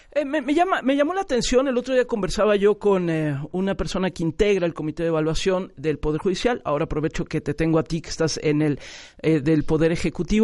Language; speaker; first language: Spanish; native; Spanish